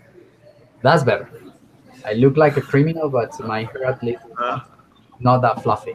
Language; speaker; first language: English; non-native, fluent; Spanish